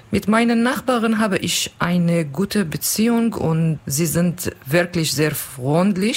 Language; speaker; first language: German; non-native, learner; Kurdish